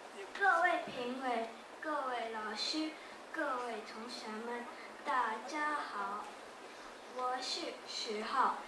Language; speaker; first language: Chinese; non-native, learner; Japanese